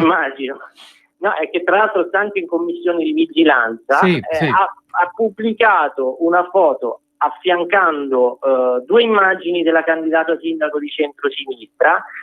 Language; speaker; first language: Italian; native; Italian